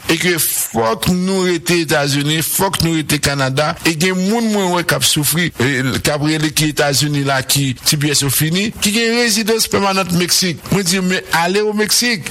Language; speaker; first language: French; non-native, local second language; Haitian Creole